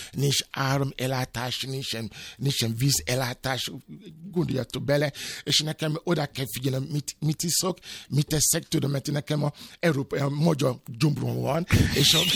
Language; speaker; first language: Hungarian; non-native, fluent; Yoruba